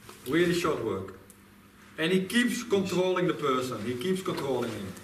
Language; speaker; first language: English; non-native, fluent; Dutch